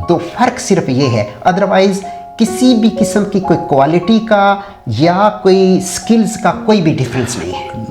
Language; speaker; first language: Urdu; non-native, local second language; Pahari-Potwari